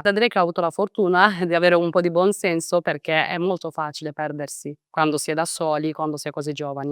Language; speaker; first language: Italian; early bilingual, other home language; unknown